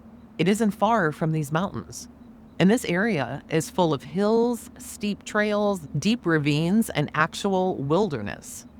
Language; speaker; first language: English; native; English